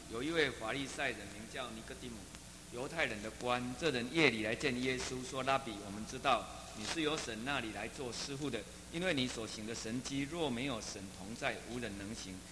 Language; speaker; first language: Chinese; native; Chinese